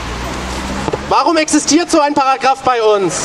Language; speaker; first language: German; native; German